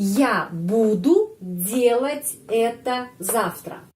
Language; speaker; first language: Russian; non-native, fluent; Indonesian